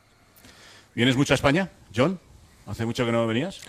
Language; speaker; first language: Spanish; native; Spanish